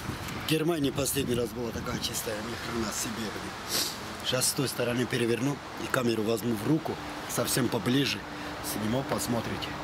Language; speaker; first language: Russian; non-native, fluent; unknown